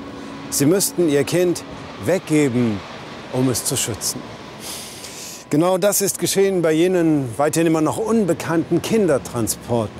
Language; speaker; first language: German; native; German